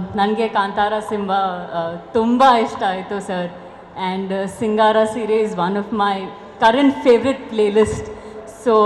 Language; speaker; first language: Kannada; non-native, local second language; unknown